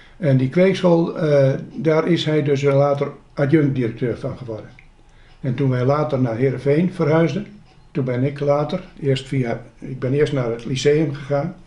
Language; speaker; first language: Dutch; native; Dutch